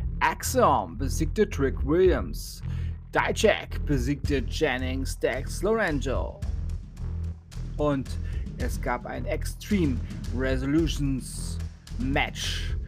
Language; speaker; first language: German; native; German